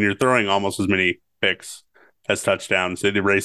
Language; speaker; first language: English; native; English